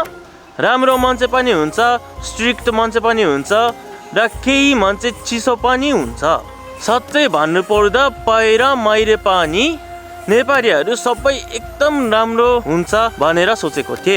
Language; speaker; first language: Nepali; non-native, fluent; Japanese